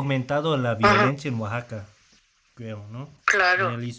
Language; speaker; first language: Spanish; non-native, fluent; English